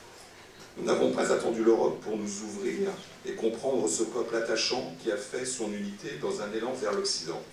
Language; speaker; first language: French; native; French